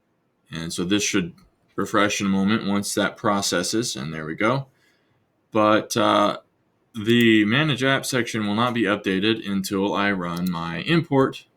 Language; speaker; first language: English; native; English